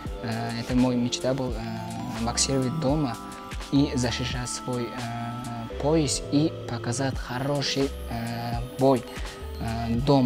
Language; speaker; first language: Russian; non-native, local second language; Uzbek